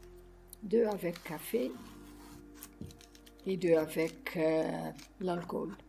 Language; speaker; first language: French; non-native, fluent; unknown